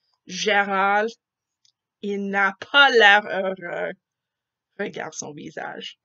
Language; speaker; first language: French; non-native, fluent; English